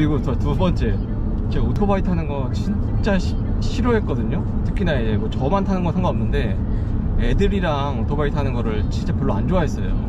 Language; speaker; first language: Korean; native; Korean